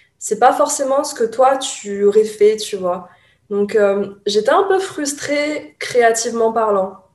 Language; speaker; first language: French; early bilingual, other home language; Chinese